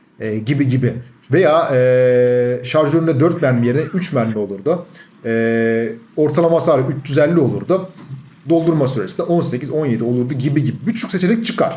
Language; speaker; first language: Turkish; native; Turkish